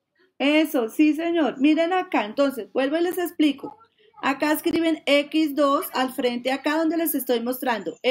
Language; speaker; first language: Spanish; native; Spanish